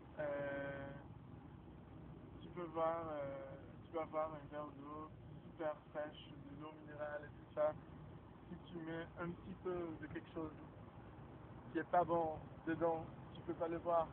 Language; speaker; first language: French; non-native, fluent; Hebrew